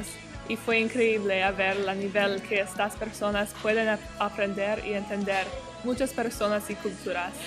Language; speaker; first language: Spanish; non-native, learner; English